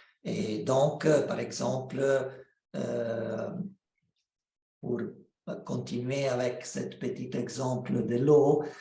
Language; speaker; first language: French; non-native, fluent; Italian